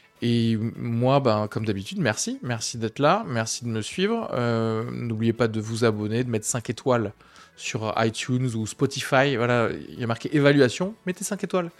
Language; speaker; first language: French; native; French